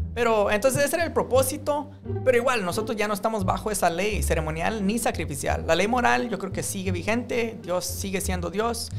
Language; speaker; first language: Spanish; non-native, fluent; English